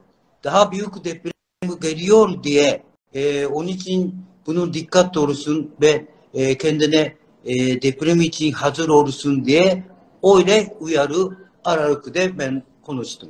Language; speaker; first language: Turkish; non-native, learner; Japanese